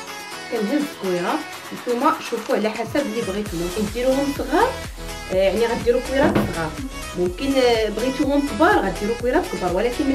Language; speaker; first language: Arabic; native; Arabic